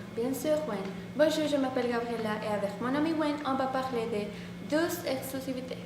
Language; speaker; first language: French; non-native, learner; Spanish